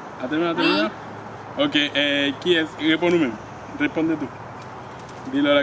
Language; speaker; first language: Spanish; non-native, fluent; Haitian Creole